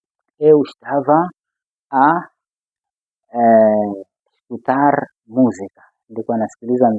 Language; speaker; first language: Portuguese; non-native, fluent; Swahili